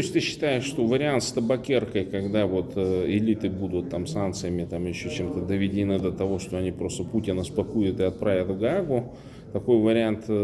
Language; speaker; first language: Russian; native; Russian